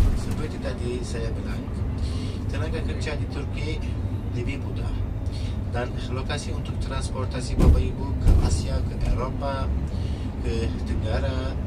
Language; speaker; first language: Indonesian; non-native, fluent; Turkish